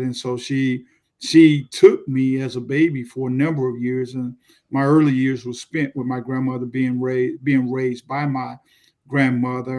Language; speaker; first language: English; native; English